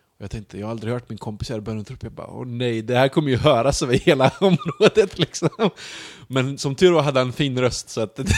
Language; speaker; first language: Swedish; early bilingual, other home language; Bosnian